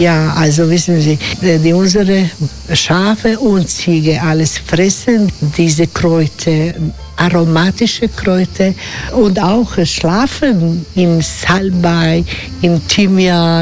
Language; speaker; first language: German; non-native, learner; Croatian